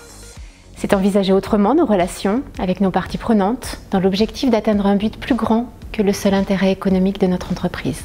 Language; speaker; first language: French; native; French